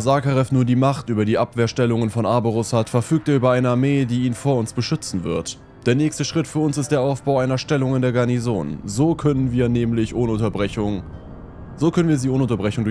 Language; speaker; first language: German; native; German